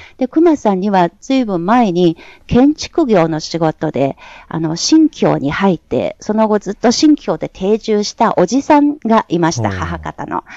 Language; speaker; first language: Japanese; non-native, fluent; Chinese